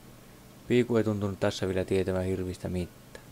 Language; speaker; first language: Finnish; native; Finnish